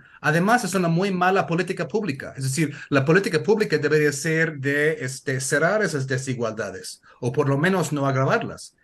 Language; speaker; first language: Spanish; non-native, fluent; English